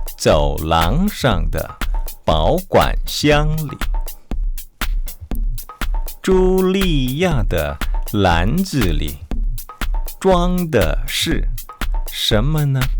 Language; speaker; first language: Chinese; non-native, fluent; Korean